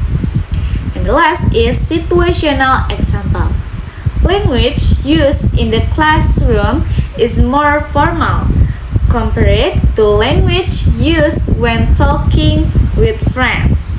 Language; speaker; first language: English; non-native, local second language; Indonesian